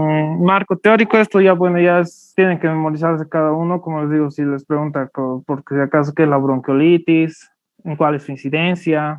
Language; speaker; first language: Spanish; native; Spanish